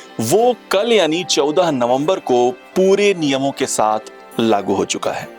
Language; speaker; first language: Hindi; native; Hindi